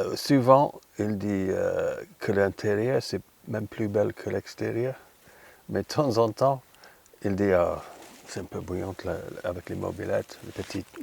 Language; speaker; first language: French; non-native, learner; English